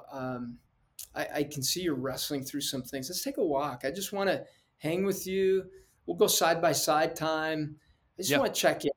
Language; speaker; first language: English; early bilingual, other home language; Spanish